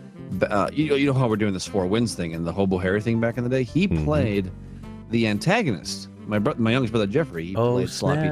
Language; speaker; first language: English; native; English